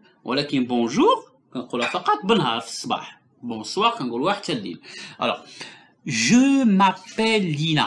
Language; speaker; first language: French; non-native, local second language; Arabic